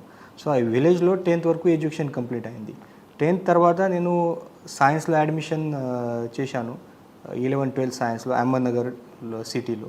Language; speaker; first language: Telugu; non-native, learner; Marathi